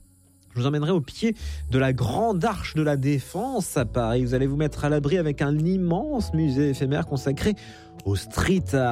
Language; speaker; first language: French; native; French